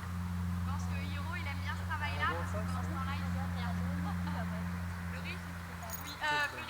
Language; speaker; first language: French; native; French